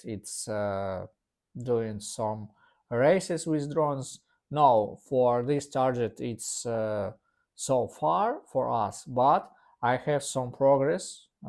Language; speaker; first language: English; non-native, learner; Russian